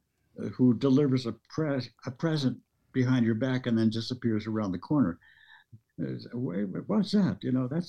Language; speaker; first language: English; early bilingual, other home language; Norwegian